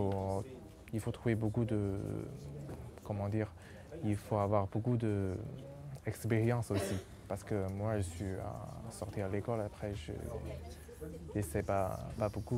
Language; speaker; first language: French; non-native, local second language; Chinese